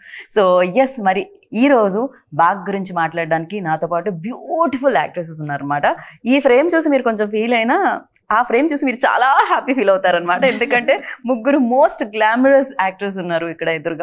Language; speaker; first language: Telugu; native; Telugu